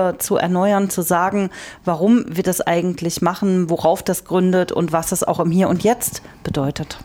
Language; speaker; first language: German; native; German